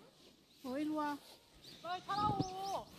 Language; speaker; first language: Korean; native; Korean